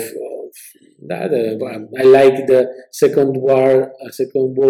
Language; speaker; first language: English; non-native, learner; Spanish